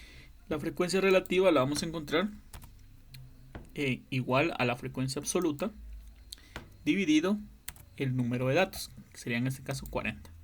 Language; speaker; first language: Spanish; native; Spanish